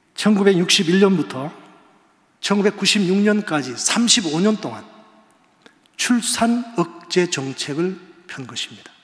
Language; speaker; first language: Korean; native; Korean